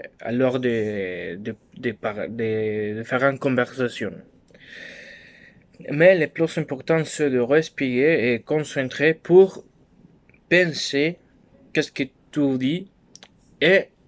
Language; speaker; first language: French; non-native, learner; Spanish